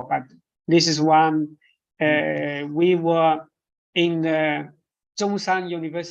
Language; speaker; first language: English; non-native, fluent; Chinese